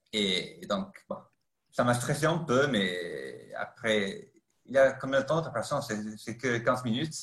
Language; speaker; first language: French; non-native, fluent; Italian